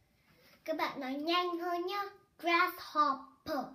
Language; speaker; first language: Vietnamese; early bilingual, heritage; Vietnamese